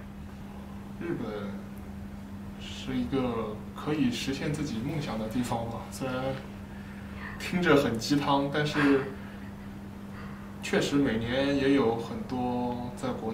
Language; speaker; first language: Chinese; native; Chinese